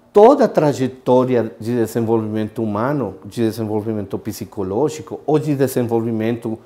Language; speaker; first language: Portuguese; non-native, fluent; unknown